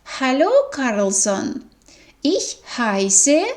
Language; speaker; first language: German; non-native, fluent; Ukrainian